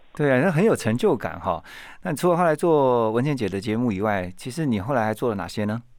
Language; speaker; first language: Chinese; native; Chinese